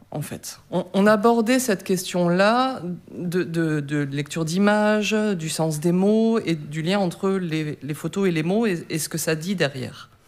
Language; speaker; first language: French; native; French